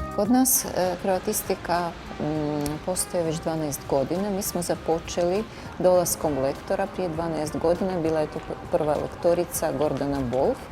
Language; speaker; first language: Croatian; non-native, fluent; Ukrainian